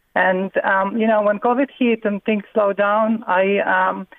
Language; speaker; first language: English; non-native, fluent; Russian